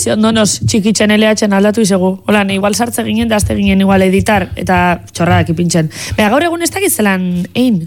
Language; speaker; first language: Basque; native; Basque